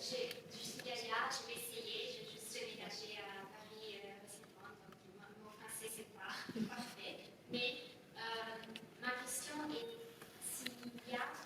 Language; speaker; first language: French; non-native, learner; Italian